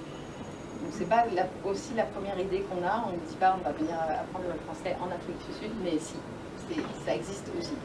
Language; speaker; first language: French; native; French